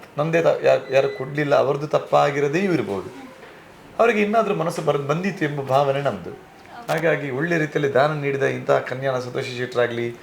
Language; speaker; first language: Kannada; non-native, local second language; Tulu